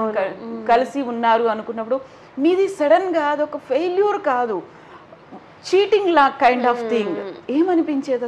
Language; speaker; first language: Telugu; native; Telugu